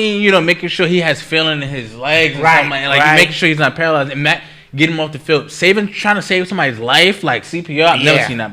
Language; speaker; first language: English; native; English